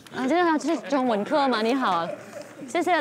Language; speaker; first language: Chinese; non-native, learner; Thai